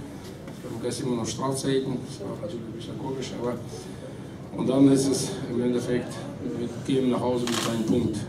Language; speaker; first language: German; non-native, fluent; Russian